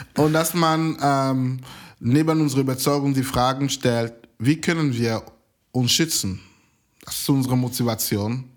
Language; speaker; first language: German; non-native, fluent; French